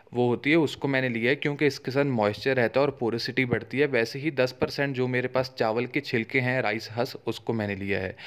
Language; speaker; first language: Hindi; native; Hindi